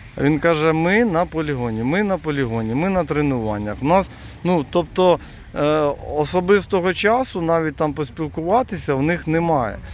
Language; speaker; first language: Ukrainian; non-native, local second language; Russian